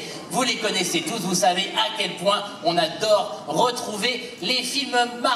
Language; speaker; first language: French; native; French